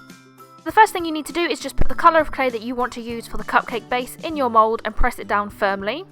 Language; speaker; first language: English; native; English